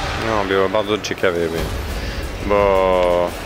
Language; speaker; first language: Polish; non-native, learner; French